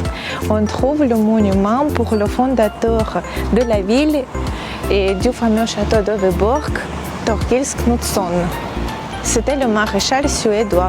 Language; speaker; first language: French; non-native, fluent; Russian